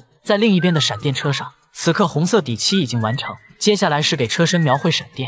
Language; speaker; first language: Chinese; native; Chinese